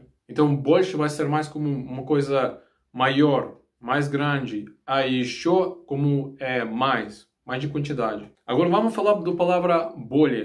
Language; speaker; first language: Portuguese; non-native, learner; Russian